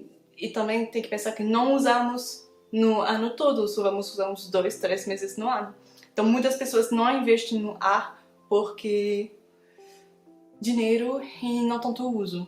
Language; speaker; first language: Portuguese; non-native, fluent; French